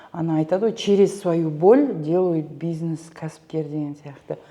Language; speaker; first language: Russian; non-native, local second language; Kazakh